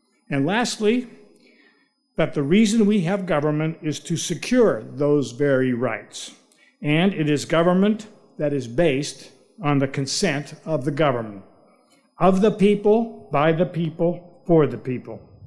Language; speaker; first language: English; native; English